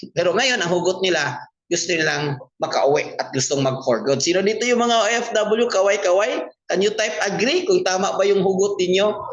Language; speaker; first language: Filipino; non-native, local second language; Cebuano